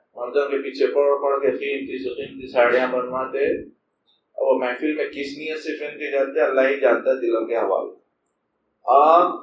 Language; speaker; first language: Urdu; native; Urdu